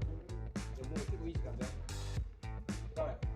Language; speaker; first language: Japanese; native; Japanese